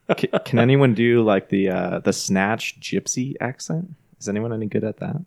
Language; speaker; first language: English; native; English